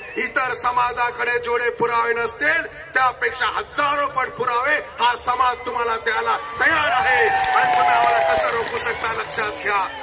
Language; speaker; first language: Marathi; non-native, local second language; Lambadi